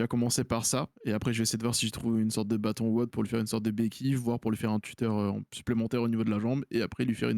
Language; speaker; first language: French; native; French